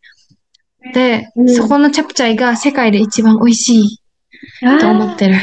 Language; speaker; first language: Japanese; native; Japanese